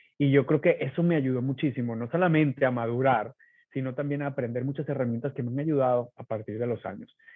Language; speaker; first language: Spanish; native; Spanish